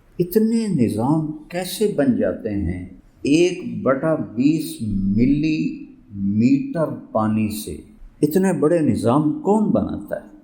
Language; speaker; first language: Urdu; non-native, local second language; Punjabi